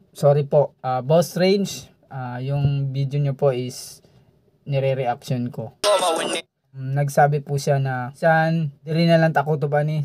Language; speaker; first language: Filipino; non-native, local second language; Cebuano